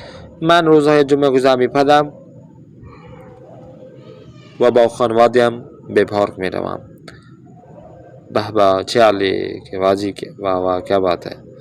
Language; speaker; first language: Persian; non-native, fluent; Urdu